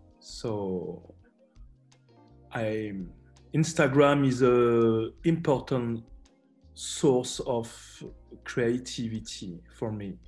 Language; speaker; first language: English; non-native, learner; French